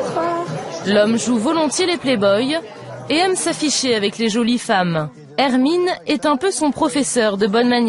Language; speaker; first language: French; native; French